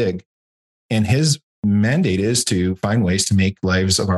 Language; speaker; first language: English; native; English